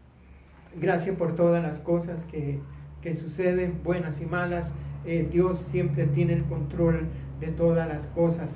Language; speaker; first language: Spanish; native; Spanish